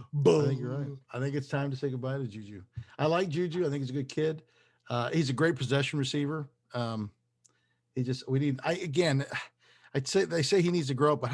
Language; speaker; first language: English; native; English